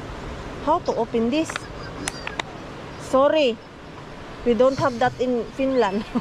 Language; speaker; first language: English; non-native, local second language; Filipino